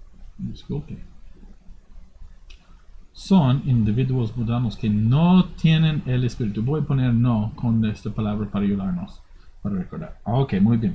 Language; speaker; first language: Spanish; non-native, fluent; English